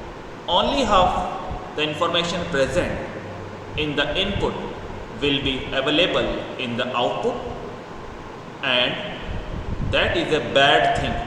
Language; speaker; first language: English; non-native, local second language; Hindi